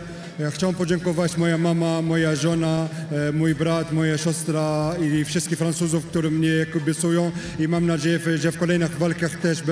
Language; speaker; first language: Polish; non-native, learner; French